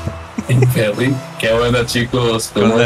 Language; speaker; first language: Spanish; native; Spanish